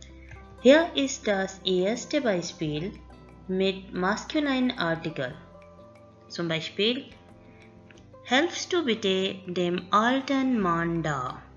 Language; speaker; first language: German; non-native, learner; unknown